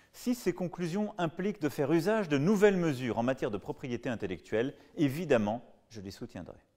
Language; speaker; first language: French; native; French